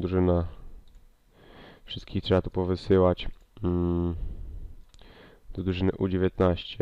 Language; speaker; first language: Polish; native; Polish